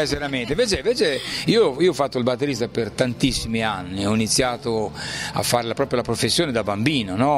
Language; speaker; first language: Italian; native; Italian